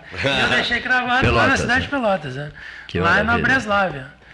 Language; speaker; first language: Portuguese; native; Portuguese